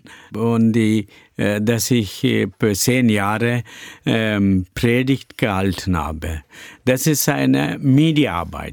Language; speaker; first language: German; non-native, learner; Tamil